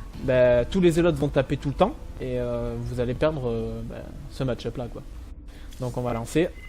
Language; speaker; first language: French; native; French